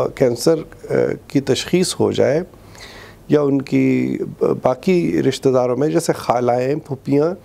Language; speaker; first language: Urdu; non-native, local second language; Pashto